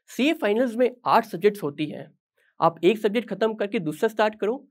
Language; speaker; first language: Hindi; native; Hindi